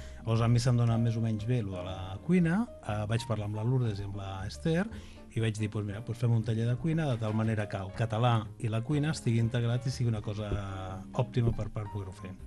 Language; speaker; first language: Catalan; native; Catalan